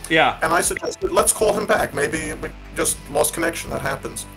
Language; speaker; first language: English; native; English